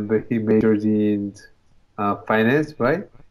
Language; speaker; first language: English; non-native, learner; Korean